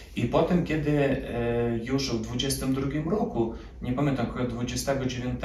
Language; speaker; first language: Polish; early bilingual, other home language; Ukrainian